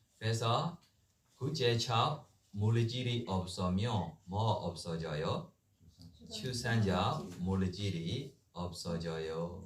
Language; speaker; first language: Korean; non-native, learner; Burmese